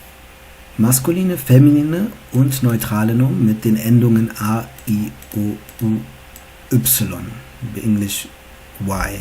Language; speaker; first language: German; non-native, fluent; Tigrinya